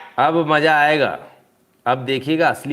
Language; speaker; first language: Hindi; native; Hindi